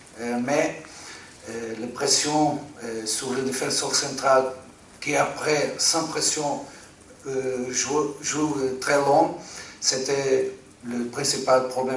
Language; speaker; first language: French; non-native, fluent; Portuguese